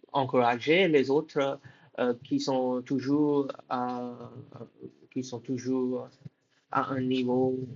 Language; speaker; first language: French; non-native, fluent; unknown